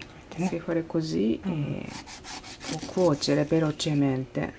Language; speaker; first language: Italian; non-native, learner; Japanese